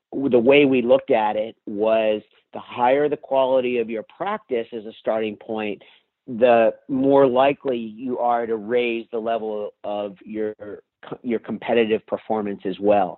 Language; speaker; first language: English; native; English